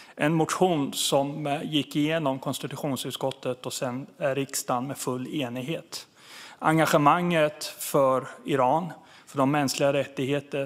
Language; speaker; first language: Swedish; early bilingual, other home language; Persian